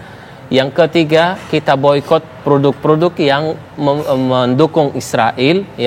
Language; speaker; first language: Indonesian; non-native, fluent; Arabic